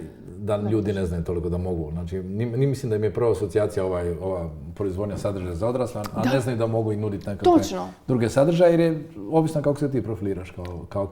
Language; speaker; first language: Croatian; native; Croatian